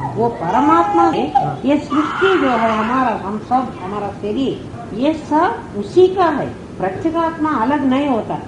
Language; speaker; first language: Hindi; non-native, local second language; Telugu